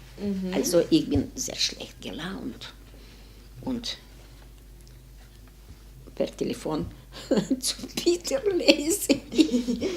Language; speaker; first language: German; non-native, learner; Ukrainian